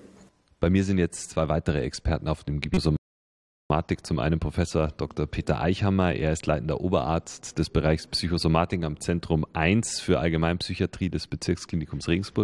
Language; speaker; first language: German; native; German